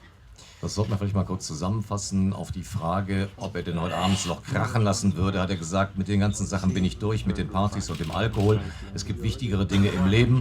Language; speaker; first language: German; native; German